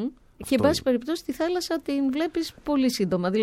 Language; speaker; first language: Greek; native; Greek